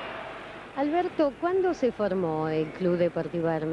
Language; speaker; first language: Spanish; native; Spanish